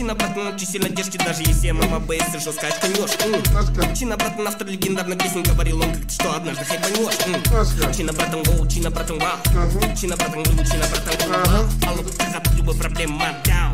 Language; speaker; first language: Russian; non-native, learner; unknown